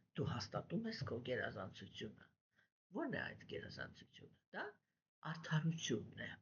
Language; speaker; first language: Armenian; native; Armenian